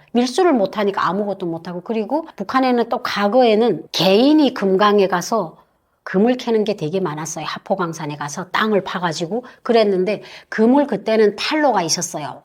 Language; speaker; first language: Korean; native; Korean